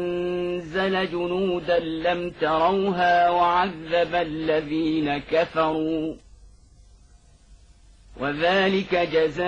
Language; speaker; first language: Arabic; native; Arabic